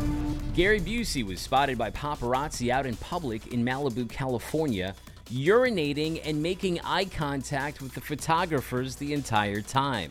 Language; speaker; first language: English; native; English